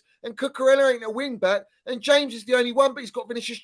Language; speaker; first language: English; native; English